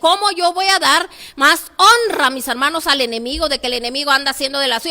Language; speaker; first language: Spanish; native; Spanish